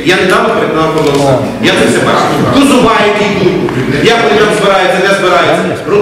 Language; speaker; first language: Ukrainian; native; Ukrainian